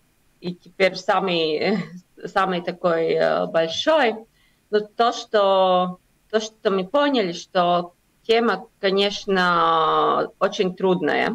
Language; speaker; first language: Russian; non-native, local second language; Latvian